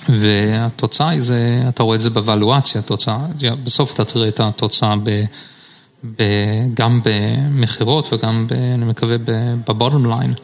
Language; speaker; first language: Hebrew; early bilingual, heritage; Hebrew